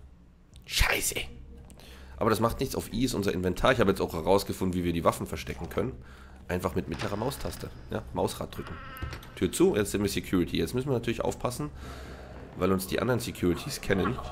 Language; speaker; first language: German; native; German